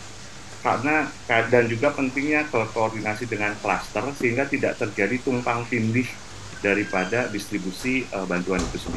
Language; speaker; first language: Indonesian; native; Indonesian